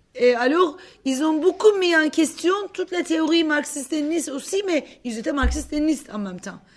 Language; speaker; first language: French; non-native, fluent; Turkish